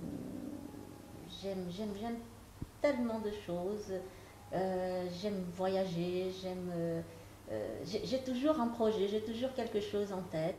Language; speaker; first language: French; non-native, fluent; Portuguese